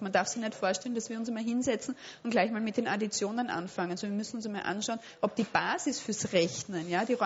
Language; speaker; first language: German; native; German